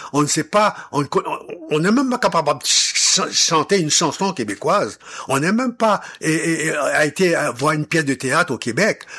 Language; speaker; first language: French; non-native, local second language; Haitian Creole